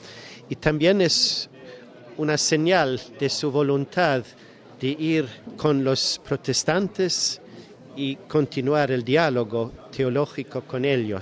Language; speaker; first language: Spanish; non-native, fluent; Swedish